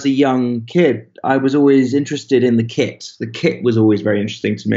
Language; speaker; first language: English; native; English